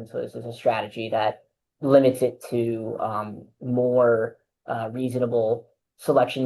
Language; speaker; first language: English; native; English